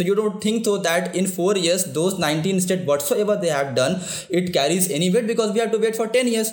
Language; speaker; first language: English; non-native, local second language; Hindi